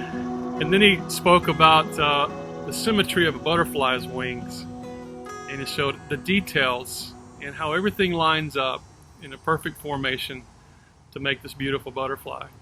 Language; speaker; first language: English; native; English